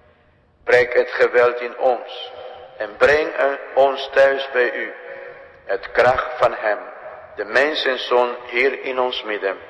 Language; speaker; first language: Dutch; non-native, fluent; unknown